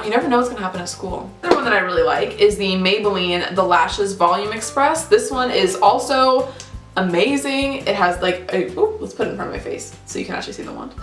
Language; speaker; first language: English; native; English